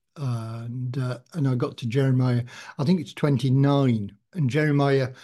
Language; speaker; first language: English; native; English